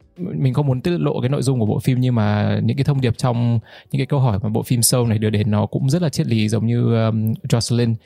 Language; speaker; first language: Vietnamese; native; Vietnamese